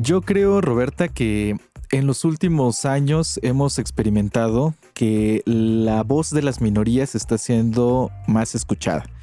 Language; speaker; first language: Spanish; native; Spanish